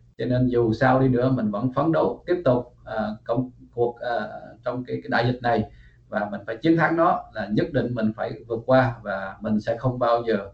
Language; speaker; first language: Vietnamese; early bilingual, heritage; Vietnamese